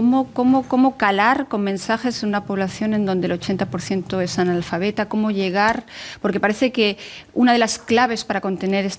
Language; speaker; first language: Spanish; native; Spanish